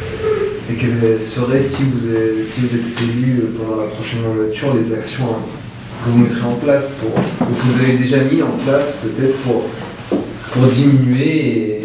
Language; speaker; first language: French; native; French